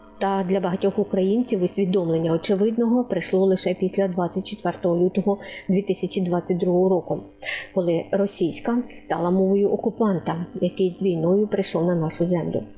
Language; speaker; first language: Ukrainian; native; Ukrainian